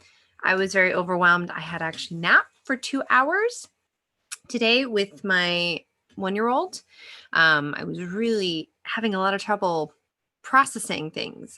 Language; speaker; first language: English; native; English